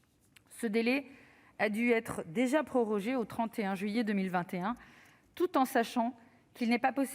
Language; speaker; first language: French; native; French